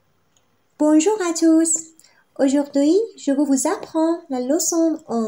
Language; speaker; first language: French; non-native, fluent; Persian